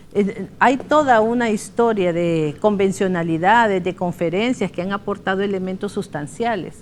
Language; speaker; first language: Spanish; native; Spanish